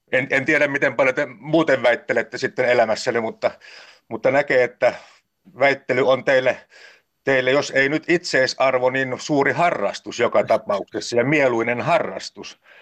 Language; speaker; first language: Finnish; native; Finnish